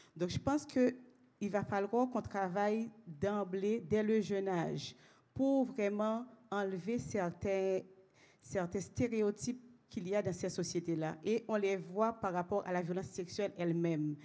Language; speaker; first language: French; native; French